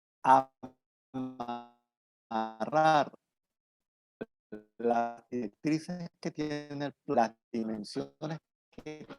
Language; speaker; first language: Spanish; native; Spanish